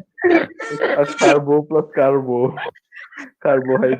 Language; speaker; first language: English; non-native, learner; Indonesian